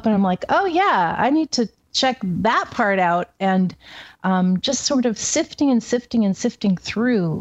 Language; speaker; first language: English; native; English